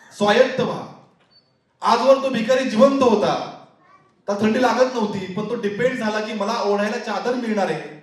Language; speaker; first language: Marathi; native; Marathi